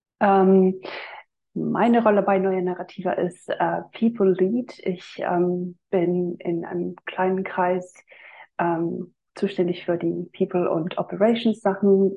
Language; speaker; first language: German; non-native, fluent; Finnish